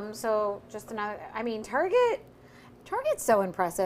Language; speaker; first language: English; native; English